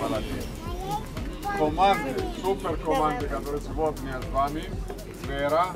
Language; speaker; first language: Russian; non-native, learner; Greek